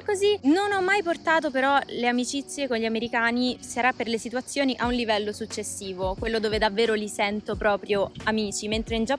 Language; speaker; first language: Italian; native; Italian